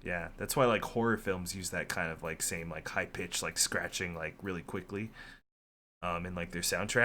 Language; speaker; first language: English; native; English